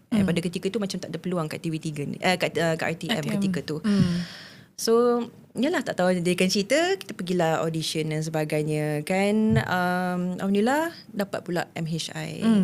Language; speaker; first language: Malay; non-native, local second language; English